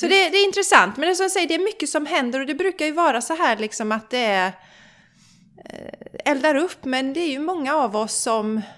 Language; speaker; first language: Swedish; native; Swedish